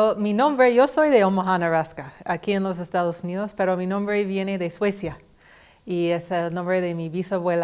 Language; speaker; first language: Spanish; non-native, fluent; English